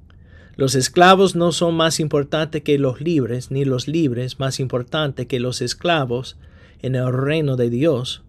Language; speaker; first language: Spanish; non-native, fluent; English